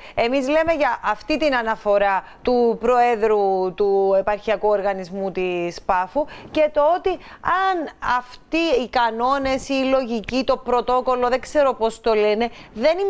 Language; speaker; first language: Greek; native; Greek